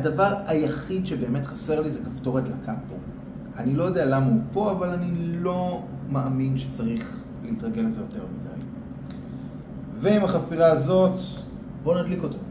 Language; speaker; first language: Hebrew; native; Hebrew